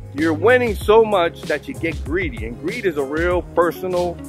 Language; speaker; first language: English; native; English